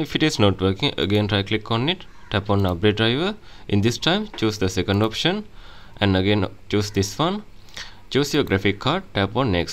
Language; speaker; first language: English; non-native, fluent; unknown